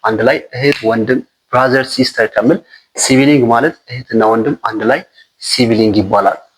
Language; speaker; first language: Amharic; native; Amharic